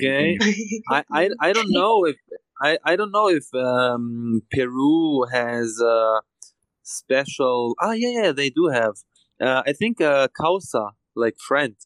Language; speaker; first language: English; non-native, learner; German